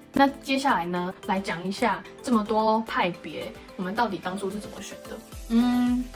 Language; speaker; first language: Chinese; native; Chinese